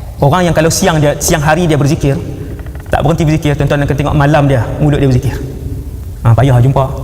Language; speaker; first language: Malay; native; Malay